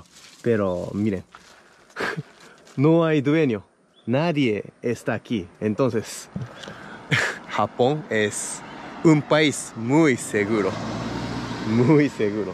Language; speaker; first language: Spanish; non-native, fluent; Japanese